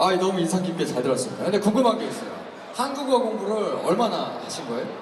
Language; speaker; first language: Korean; native; Korean